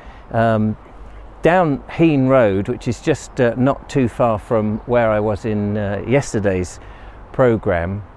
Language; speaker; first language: English; native; English